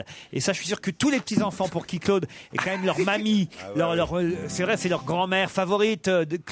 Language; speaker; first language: French; native; French